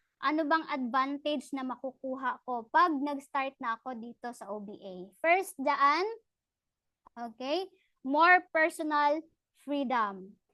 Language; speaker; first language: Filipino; non-native, local second language; Cebuano